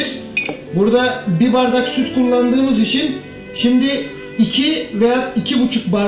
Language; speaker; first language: Turkish; native; Turkish